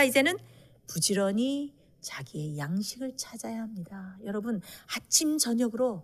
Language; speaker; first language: Korean; native; Korean